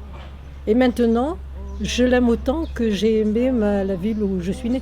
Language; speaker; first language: French; native; French